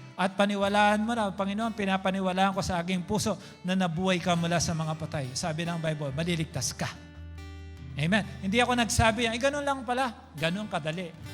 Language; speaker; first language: Filipino; non-native, local second language; Pampanga